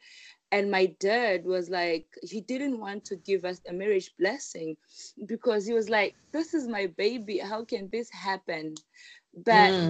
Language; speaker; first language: English; non-native, local second language; Shona